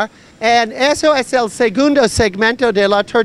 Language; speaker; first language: Spanish; non-native, learner; English